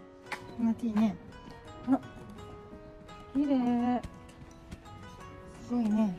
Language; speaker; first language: Japanese; native; Japanese